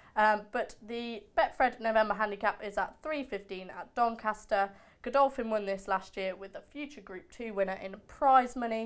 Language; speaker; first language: English; native; English